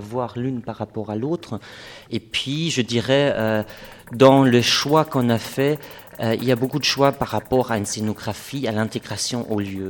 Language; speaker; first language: French; non-native, fluent; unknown